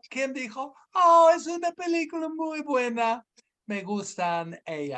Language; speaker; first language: Spanish; non-native, fluent; English